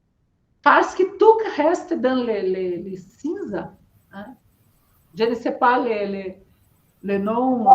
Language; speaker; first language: French; non-native, learner; Portuguese